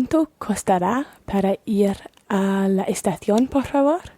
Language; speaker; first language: Spanish; non-native, learner; English